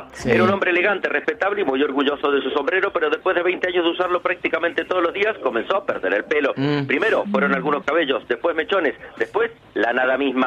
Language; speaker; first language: Spanish; native; Spanish